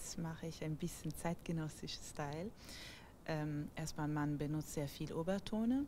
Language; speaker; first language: German; non-native, fluent; Italian